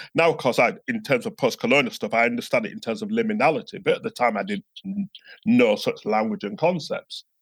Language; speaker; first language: English; native; English